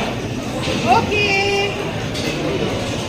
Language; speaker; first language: Hindi; non-native, local second language; Gujarati